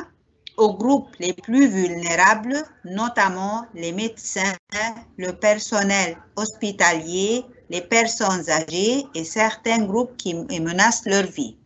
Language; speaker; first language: French; non-native, learner; Arabic